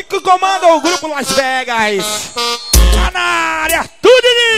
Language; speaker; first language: Portuguese; native; Portuguese